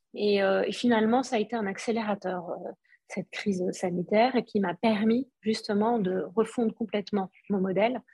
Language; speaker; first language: French; non-native, local second language; Arabic